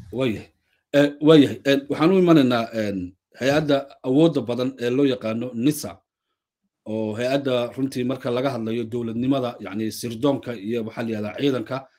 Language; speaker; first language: Somali; native; Somali